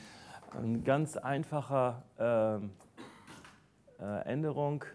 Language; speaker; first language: German; native; German